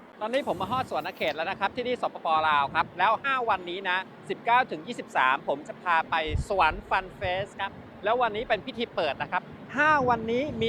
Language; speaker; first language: Thai; native; Thai